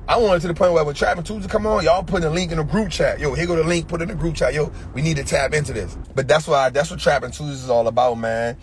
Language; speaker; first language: English; native; English